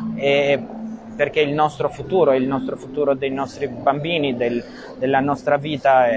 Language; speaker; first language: Italian; non-native, fluent; Albanian